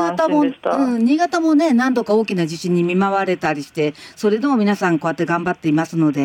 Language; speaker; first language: Japanese; native; Japanese